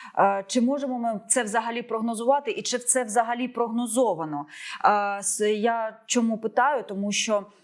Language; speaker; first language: Ukrainian; native; Ukrainian